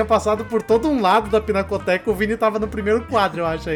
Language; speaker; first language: Portuguese; native; Portuguese